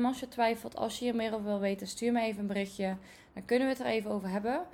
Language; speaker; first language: Dutch; native; Dutch